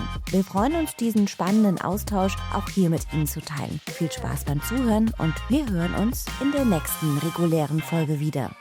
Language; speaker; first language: German; native; German